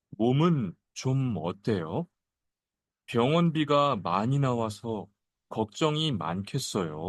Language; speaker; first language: Korean; non-native, fluent; Bangla